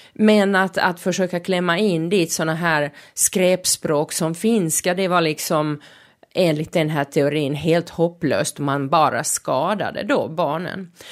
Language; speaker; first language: Swedish; non-native, local second language; Finnish